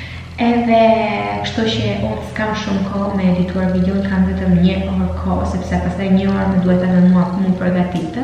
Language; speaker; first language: Albanian; early bilingual, heritage; Albanian